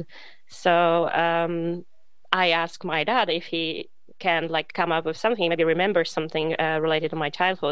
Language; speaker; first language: English; non-native, fluent; Polish